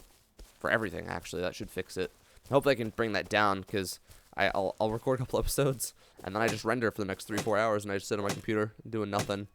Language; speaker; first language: English; native; English